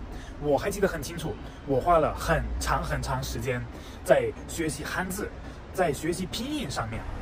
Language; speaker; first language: Chinese; non-native, fluent; German